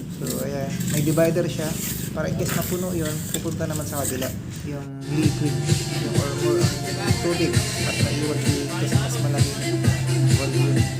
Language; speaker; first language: Filipino; non-native, local second language; Iloko